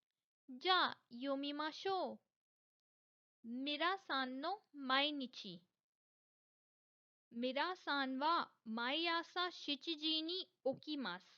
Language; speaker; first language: Japanese; non-native, fluent; Hindi